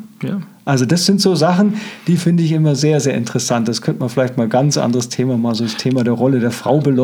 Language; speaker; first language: German; native; German